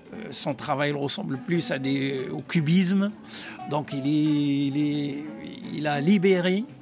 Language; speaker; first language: French; non-native, local second language; Arabic